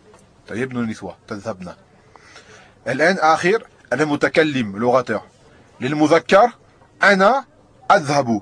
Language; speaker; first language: Arabic; non-native, fluent; French